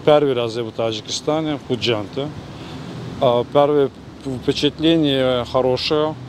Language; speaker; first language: Russian; non-native, fluent; Turkish